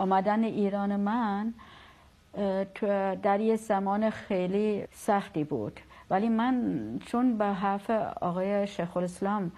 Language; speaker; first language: Persian; non-native, fluent; German